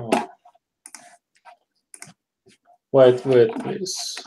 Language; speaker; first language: English; non-native, learner; Spanish